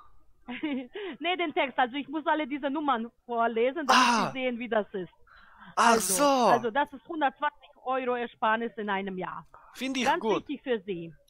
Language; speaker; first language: German; non-native, fluent; Bosnian